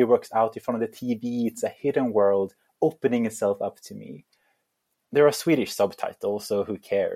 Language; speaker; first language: English; non-native, fluent; Swedish